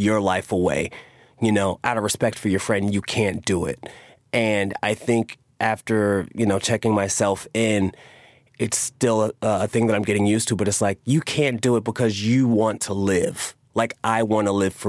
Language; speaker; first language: English; native; English